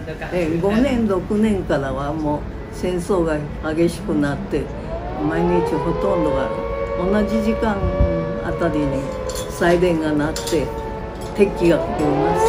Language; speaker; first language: Japanese; non-native, local second language; Chinese